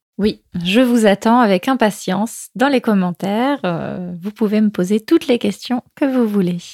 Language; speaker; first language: French; native; French